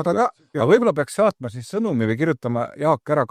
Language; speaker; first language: Estonian; native; Estonian